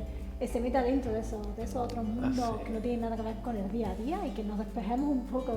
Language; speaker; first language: Spanish; native; Spanish